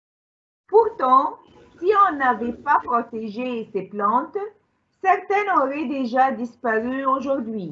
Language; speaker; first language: French; non-native, fluent; Arabic